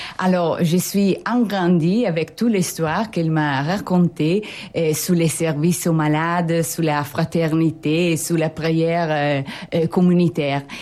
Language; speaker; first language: French; non-native, fluent; Italian